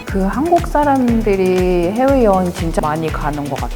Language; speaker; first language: Korean; non-native, fluent; Mongolian